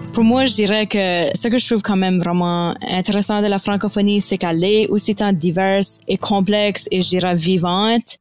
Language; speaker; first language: French; native; French